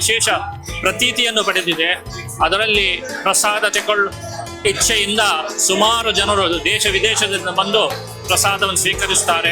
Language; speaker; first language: Kannada; non-native, local second language; Konkani